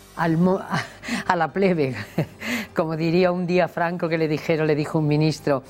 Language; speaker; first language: Spanish; native; Spanish